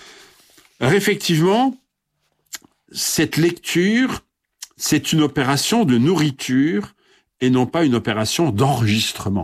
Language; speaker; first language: French; native; French